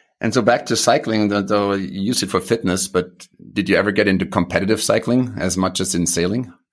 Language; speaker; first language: English; non-native, fluent; German